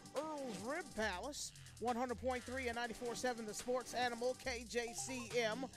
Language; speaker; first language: English; native; English